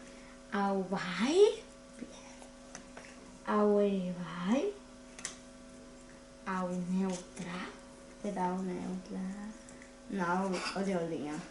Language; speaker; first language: Basque; non-native, local second language; Spanish